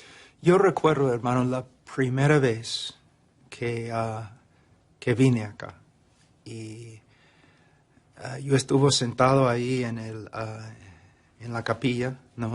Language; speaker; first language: Spanish; non-native, fluent; English